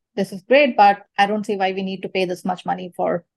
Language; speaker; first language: English; non-native, local second language; Tamil